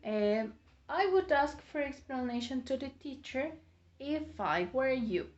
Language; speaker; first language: English; non-native, fluent; Spanish